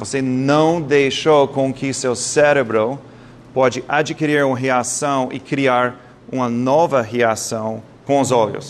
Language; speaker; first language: Portuguese; non-native, fluent; English